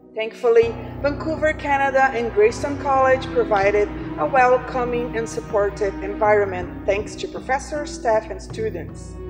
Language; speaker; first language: English; non-native, fluent; Portuguese